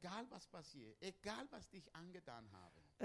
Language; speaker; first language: German; non-native, learner; Spanish